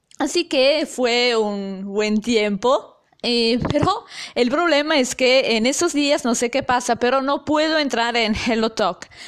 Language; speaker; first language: Spanish; non-native, fluent; Italian